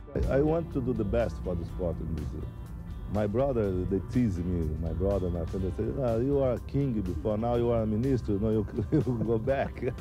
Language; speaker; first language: English; non-native, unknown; Portuguese